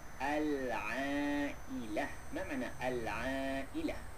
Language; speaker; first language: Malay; native; Malay